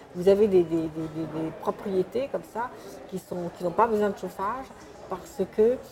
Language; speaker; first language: French; native; French